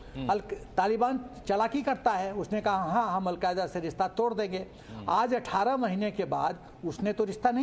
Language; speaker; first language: Hindi; native; Hindi